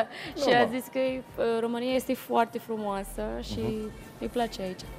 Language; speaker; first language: Romanian; non-native, learner; Filipino